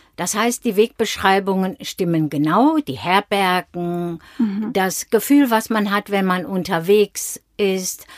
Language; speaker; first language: German; native; German